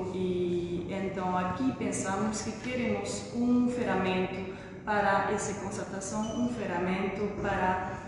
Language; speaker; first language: Portuguese; non-native, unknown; French